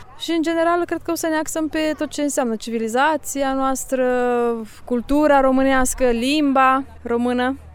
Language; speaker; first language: Romanian; native; Romanian